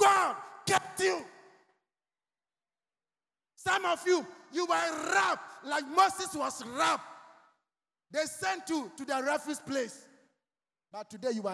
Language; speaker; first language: English; non-native, local second language; Akan